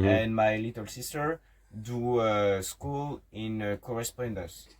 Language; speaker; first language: English; non-native, learner; French